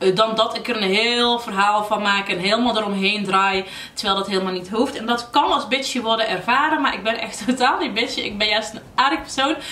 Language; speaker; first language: Dutch; early bilingual, other home language; Arabic